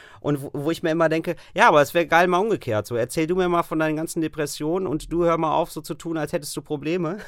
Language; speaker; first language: German; native; German